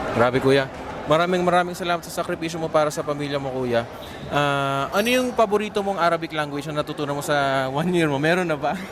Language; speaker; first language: Filipino; native; Filipino